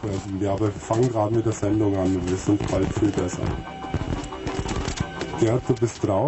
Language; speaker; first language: German; native; German